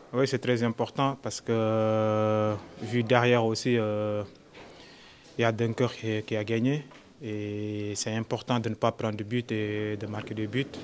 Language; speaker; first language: French; non-native, local second language; Wolof